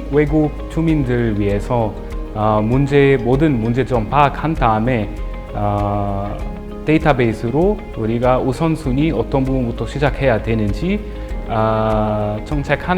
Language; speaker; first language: Korean; non-native, fluent; Arabic